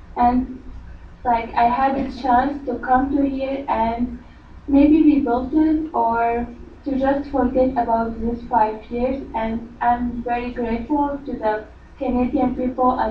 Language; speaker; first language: English; non-native, learner; Arabic